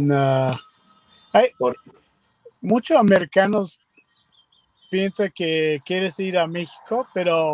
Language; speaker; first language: Spanish; non-native, learner; English